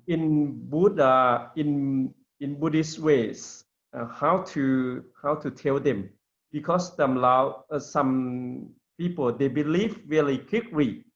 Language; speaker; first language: English; non-native, learner; Lao